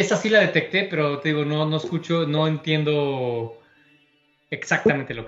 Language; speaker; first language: Spanish; native; Spanish